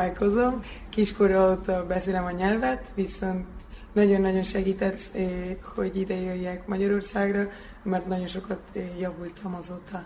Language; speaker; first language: Hungarian; early bilingual, heritage; Hungarian